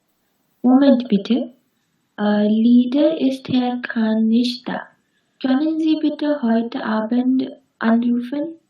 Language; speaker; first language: German; non-native, learner; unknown